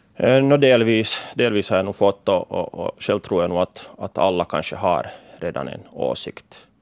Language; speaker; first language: Swedish; native; Swedish